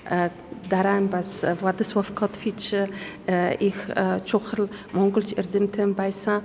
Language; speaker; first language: Mongolian; non-native, fluent; Polish